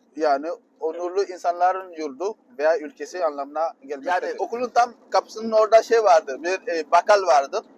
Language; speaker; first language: Turkish; non-native, fluent; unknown